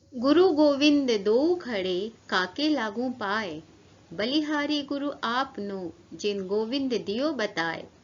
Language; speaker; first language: Hindi; native; Hindi